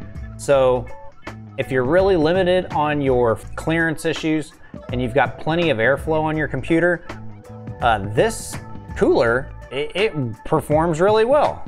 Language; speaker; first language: English; native; English